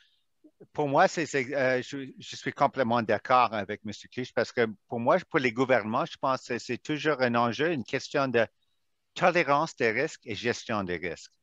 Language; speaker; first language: French; non-native, local second language; English